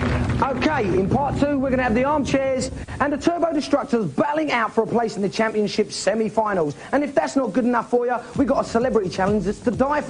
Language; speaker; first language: English; native; English